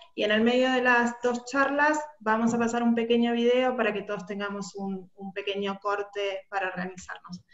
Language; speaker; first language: Spanish; native; Spanish